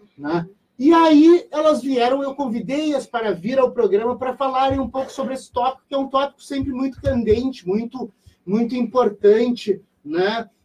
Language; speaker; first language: Portuguese; native; Portuguese